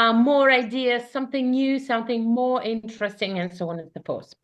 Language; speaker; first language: English; non-native, fluent; Ukrainian